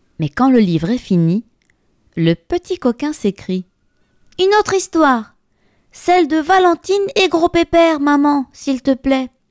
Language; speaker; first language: French; native; French